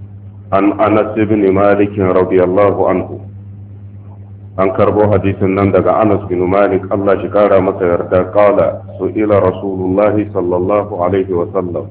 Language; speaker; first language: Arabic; non-native, fluent; Hausa